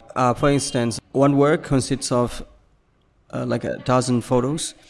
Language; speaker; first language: English; non-native, fluent; Burmese